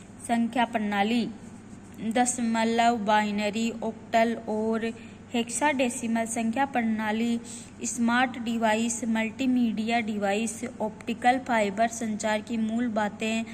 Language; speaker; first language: Hindi; native; Hindi